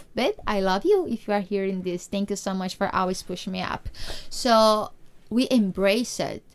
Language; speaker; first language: English; non-native, learner; Portuguese